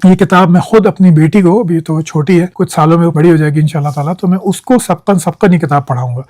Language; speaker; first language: Urdu; native; Urdu